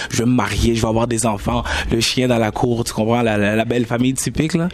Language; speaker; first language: French; native; French